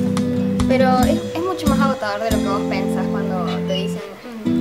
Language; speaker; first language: Spanish; native; Spanish